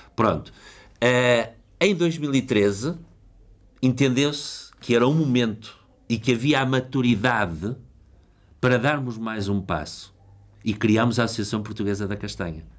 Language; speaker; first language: Portuguese; native; Portuguese